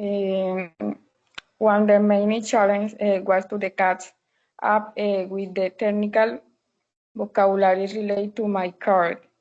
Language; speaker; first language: English; non-native, learner; Spanish